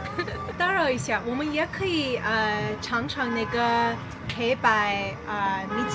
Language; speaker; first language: Chinese; non-native, fluent; English